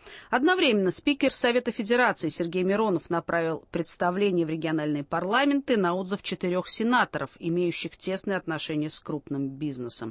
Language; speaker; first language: Russian; native; Russian